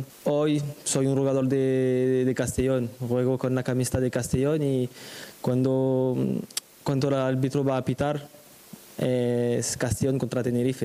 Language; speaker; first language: Spanish; non-native, fluent; French